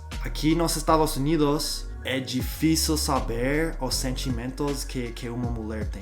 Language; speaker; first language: Portuguese; non-native, learner; English